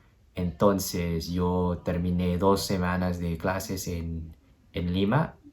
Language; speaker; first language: Spanish; non-native, learner; English